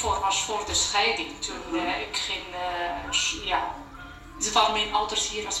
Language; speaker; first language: Dutch; non-native, learner; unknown